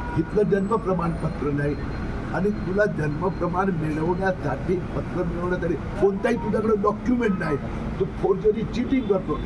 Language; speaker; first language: Marathi; non-native, local second language; Gujarati